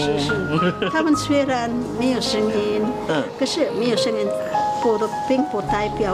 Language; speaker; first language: Chinese; non-native, fluent; Filipino